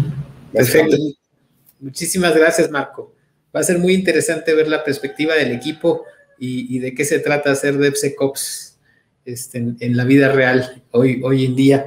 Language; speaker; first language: Spanish; native; Spanish